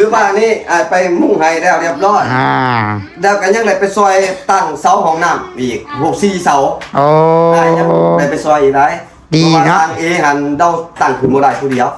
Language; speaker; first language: Thai; non-native, local second language; Lao